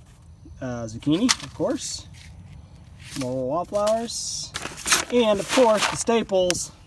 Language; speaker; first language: English; native; English